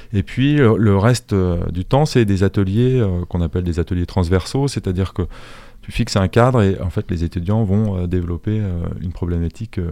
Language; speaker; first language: French; native; French